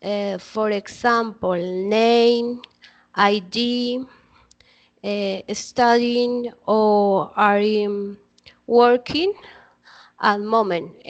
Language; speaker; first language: English; non-native, learner; Spanish